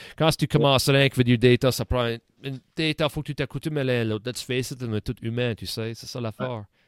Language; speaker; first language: French; native; French